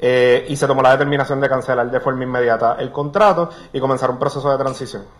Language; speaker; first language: Spanish; native; Spanish